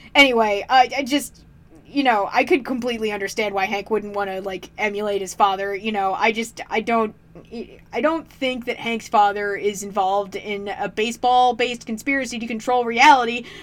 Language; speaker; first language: English; native; English